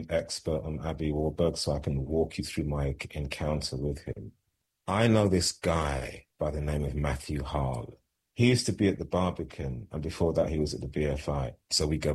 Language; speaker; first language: English; native; English